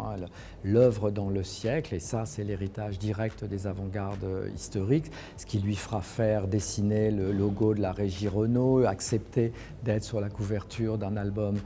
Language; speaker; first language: French; native; French